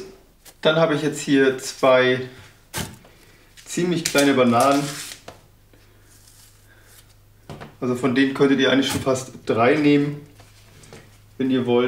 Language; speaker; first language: German; native; German